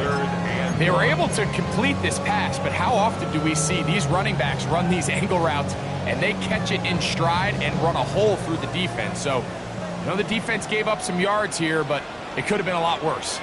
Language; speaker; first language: English; native; English